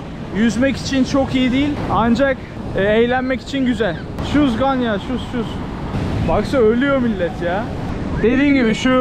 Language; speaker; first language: Turkish; native; Turkish